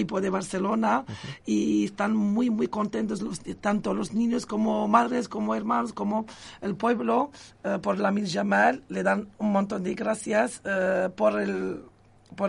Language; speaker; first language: Spanish; non-native, local second language; Arabic